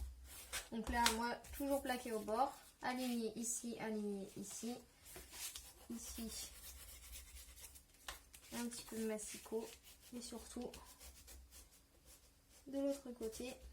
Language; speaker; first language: French; native; French